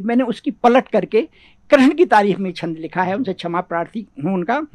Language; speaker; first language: Hindi; native; Hindi